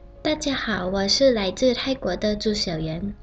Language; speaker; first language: Chinese; non-native, learner; Thai